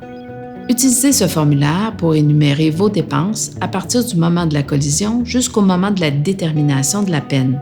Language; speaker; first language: French; native; French